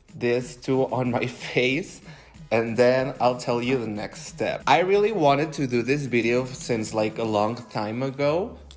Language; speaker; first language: English; non-native, fluent; Spanish